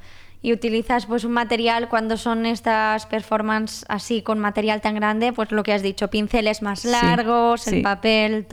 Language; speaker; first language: Spanish; non-native, local second language; Catalan